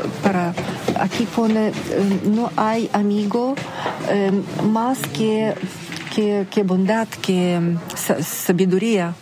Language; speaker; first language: Spanish; non-native, learner; Ukrainian